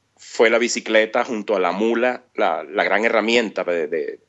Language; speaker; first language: Spanish; native; Spanish